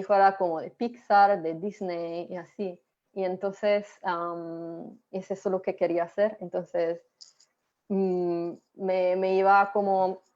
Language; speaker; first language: Spanish; non-native, fluent; Italian